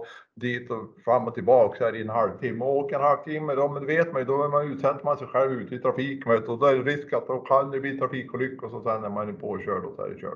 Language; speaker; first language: Swedish; native; Swedish